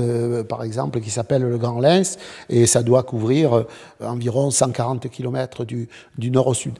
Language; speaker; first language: French; native; French